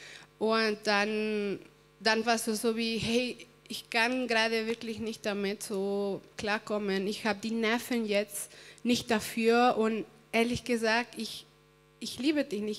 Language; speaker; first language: German; non-native, fluent; Spanish